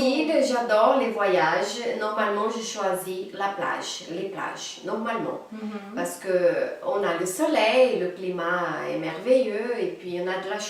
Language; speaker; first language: French; non-native, fluent; Portuguese